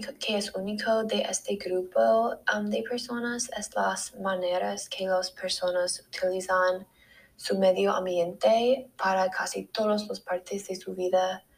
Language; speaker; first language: Spanish; non-native, learner; English